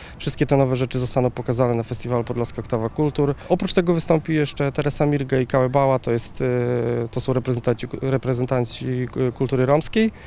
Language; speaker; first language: Polish; native; Polish